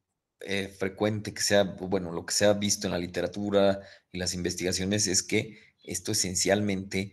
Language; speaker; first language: Spanish; native; Spanish